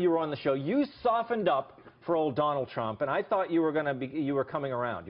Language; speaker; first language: English; native; English